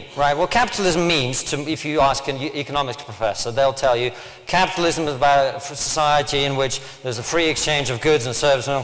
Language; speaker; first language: English; early bilingual, other home language; Russian